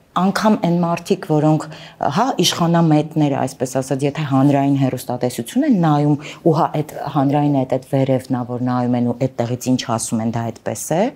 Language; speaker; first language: Armenian; native; Armenian